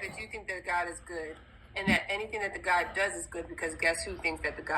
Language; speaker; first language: English; native; English